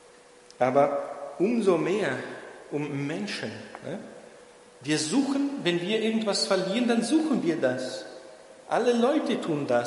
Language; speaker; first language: German; non-native, fluent; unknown